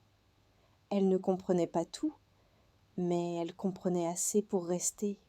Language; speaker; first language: French; non-native, fluent; Hindi